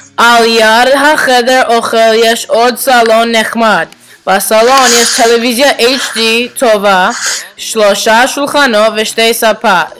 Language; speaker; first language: Hebrew; non-native, learner; English